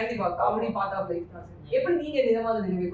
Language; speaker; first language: Tamil; native; Tamil